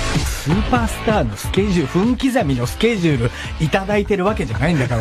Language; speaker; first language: Japanese; native; Japanese